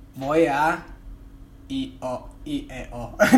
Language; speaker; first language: Spanish; non-native, fluent; English